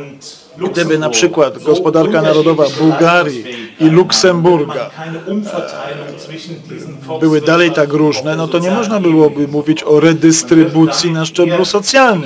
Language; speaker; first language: Polish; native; Polish